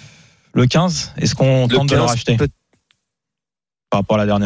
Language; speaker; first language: French; native; French